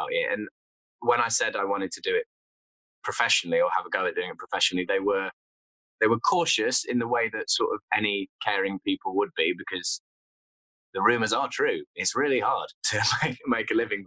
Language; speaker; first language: English; native; English